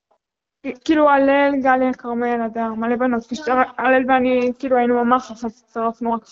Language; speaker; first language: Hebrew; native; Hebrew